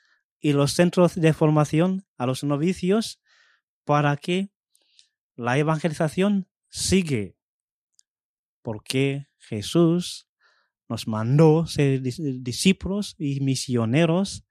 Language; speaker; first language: Spanish; non-native, fluent; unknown